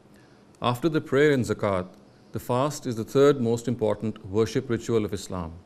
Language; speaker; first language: English; non-native, local second language; Urdu